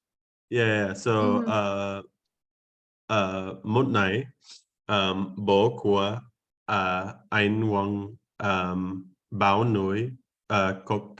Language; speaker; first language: Vietnamese; non-native, learner; English